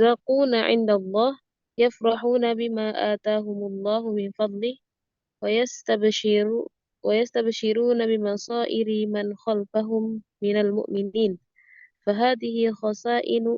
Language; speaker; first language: Arabic; non-native, learner; Indonesian